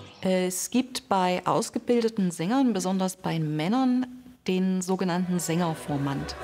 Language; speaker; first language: German; native; German